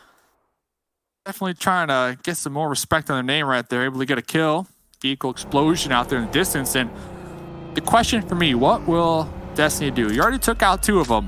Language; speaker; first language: English; native; English